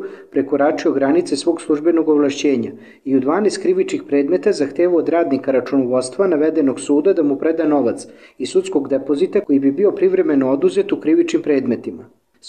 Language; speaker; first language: Serbian; native; Serbian